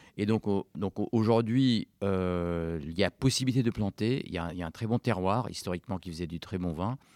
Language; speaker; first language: French; non-native, local second language; Arabic